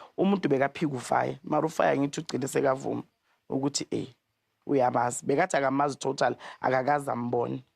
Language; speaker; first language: Zulu; native; Zulu